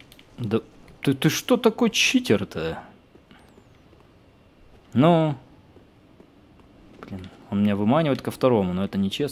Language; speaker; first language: Russian; native; Russian